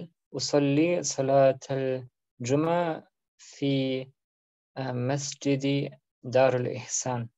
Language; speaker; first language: Arabic; non-native, learner; German